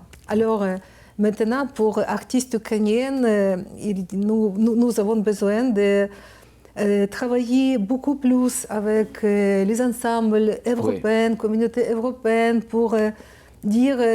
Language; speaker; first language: French; non-native, learner; Ukrainian